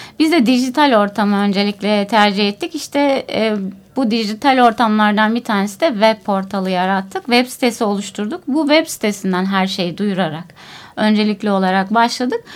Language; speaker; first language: Turkish; native; Turkish